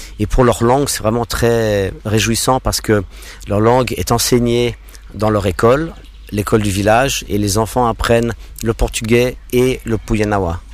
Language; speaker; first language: French; non-native, local second language; English